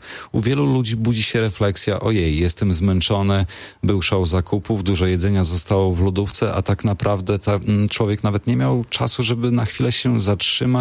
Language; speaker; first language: Polish; native; Polish